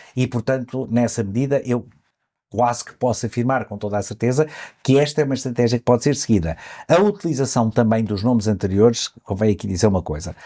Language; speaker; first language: Portuguese; native; Portuguese